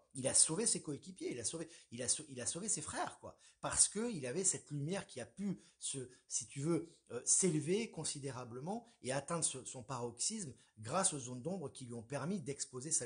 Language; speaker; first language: French; native; French